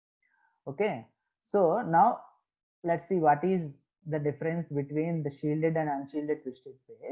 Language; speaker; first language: English; non-native, local second language; Telugu